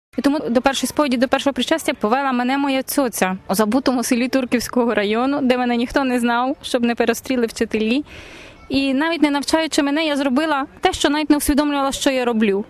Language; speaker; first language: Ukrainian; native; Ukrainian